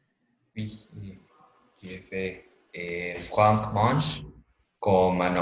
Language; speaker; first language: French; non-native, learner; Spanish